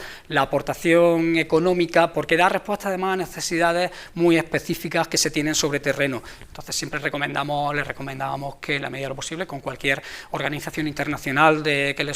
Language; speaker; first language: Spanish; native; Spanish